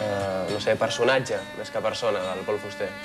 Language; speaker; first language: Catalan; native; Catalan